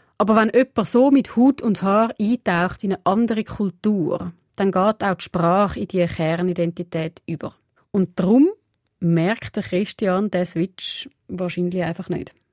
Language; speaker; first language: German; early bilingual, other home language; Portuguese